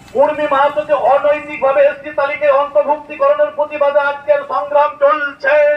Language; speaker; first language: Bangla; non-native, local second language; Santali